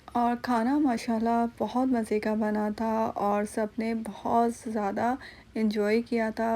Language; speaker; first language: Urdu; non-native, local second language; Punjabi